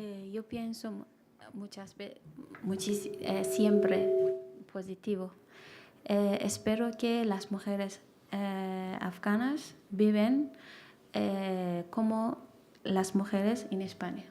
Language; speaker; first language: Spanish; non-native, learner; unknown